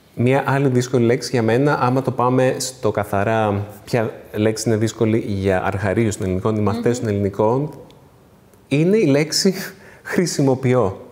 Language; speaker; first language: Greek; native; Greek